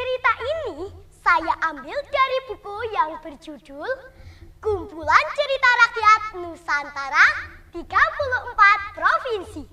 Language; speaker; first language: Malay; non-native, local second language; Javanese